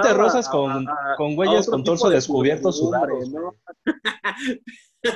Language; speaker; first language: Spanish; native; Spanish